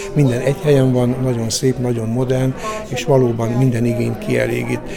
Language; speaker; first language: Hungarian; native; Hungarian